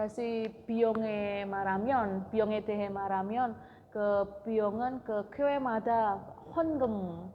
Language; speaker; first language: Korean; non-native, learner; Indonesian